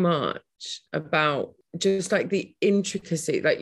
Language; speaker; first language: English; native; English